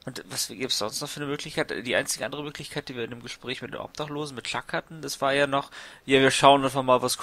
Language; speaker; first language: German; native; German